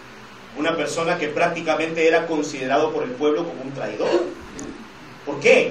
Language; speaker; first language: Spanish; native; Spanish